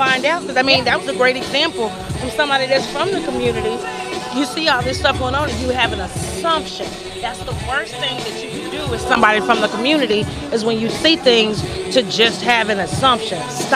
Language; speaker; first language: English; native; English